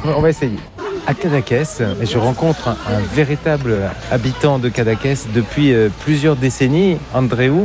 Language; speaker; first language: French; native; French